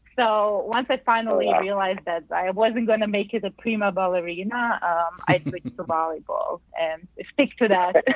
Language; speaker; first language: English; non-native, fluent; Croatian